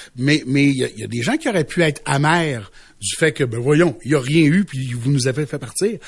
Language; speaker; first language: French; native; French